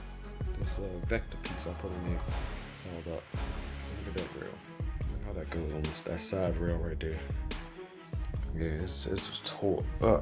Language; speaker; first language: English; native; English